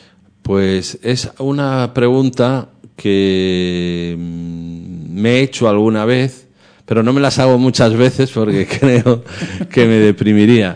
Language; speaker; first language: Spanish; native; Spanish